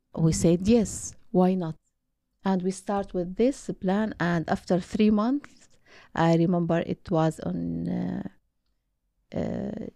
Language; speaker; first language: English; non-native, learner; Arabic